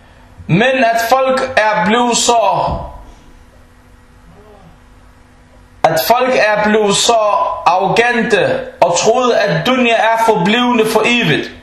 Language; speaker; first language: Danish; early bilingual, other home language; Arabic